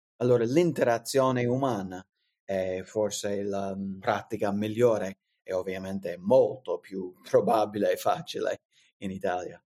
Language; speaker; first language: Italian; non-native, fluent; English